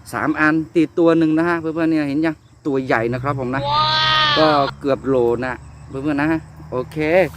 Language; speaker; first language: Thai; non-native, local second language; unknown